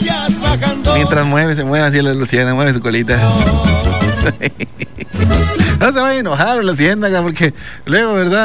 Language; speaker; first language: Spanish; native; Spanish